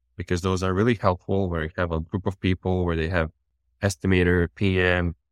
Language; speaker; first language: English; non-native, fluent; Bosnian